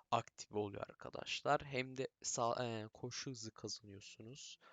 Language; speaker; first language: Turkish; early bilingual, other home language; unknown